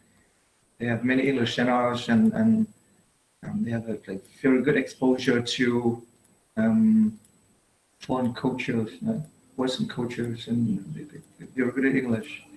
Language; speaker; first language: English; non-native, fluent; Vietnamese